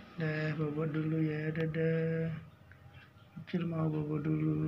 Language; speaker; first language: Indonesian; non-native, local second language; Banjar